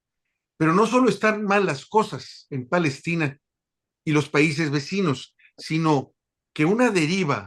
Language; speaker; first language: Spanish; native; Spanish